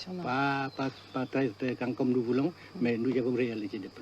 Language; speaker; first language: French; non-native, local second language; Vietnamese